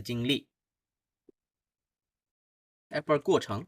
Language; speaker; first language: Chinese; non-native, fluent; Bangla